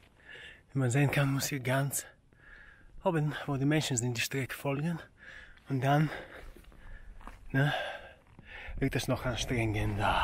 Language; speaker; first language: German; non-native, fluent; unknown